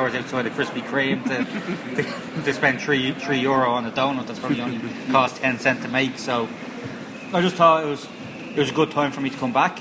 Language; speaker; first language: English; native; English